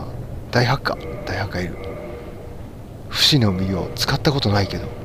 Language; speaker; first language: Japanese; native; Japanese